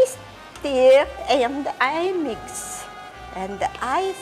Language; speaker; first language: English; non-native, fluent; Italian